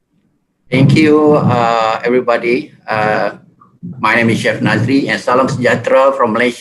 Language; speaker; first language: English; non-native, local second language; Malay